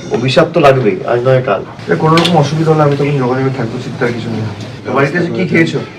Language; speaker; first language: Bangla; native; Bangla